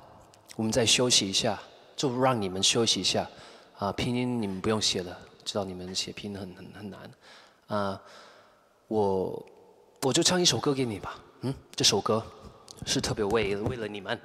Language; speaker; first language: Chinese; non-native, fluent; English